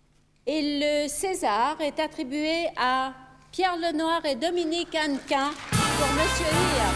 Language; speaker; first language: French; native; French